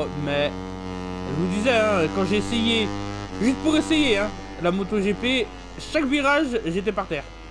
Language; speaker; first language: French; native; French